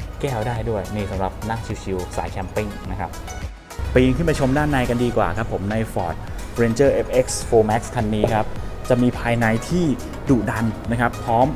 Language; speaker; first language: Thai; native; Thai